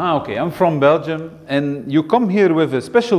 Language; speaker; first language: English; non-native, fluent; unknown